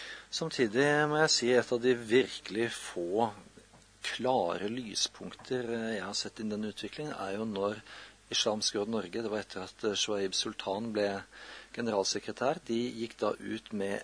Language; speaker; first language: Norwegian; native; Norwegian